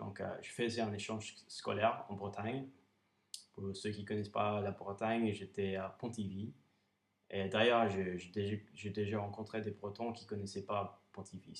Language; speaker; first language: French; non-native, fluent; English